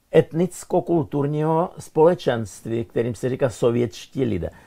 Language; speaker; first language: Czech; non-native, fluent; Ukrainian